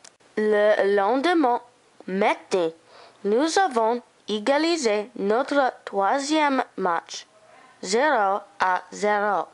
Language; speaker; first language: French; non-native, learner; English